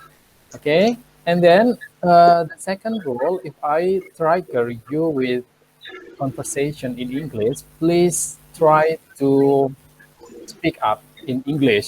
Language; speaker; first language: English; non-native, fluent; Indonesian